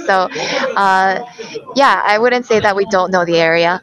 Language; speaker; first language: English; non-native, fluent; Korean